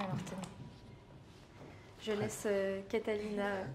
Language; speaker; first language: French; native; French